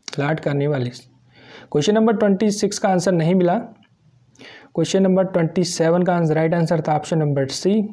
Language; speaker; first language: Hindi; native; Hindi